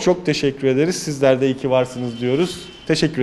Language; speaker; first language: Turkish; native; Turkish